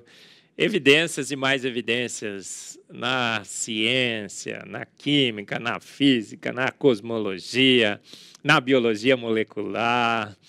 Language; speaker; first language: Portuguese; native; Portuguese